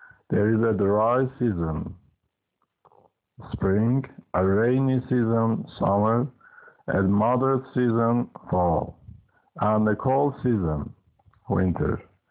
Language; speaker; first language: English; non-native, fluent; Persian